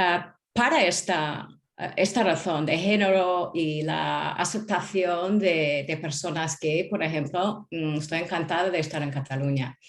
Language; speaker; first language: Spanish; non-native, fluent; English